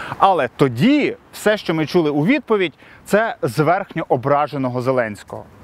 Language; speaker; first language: Ukrainian; native; Ukrainian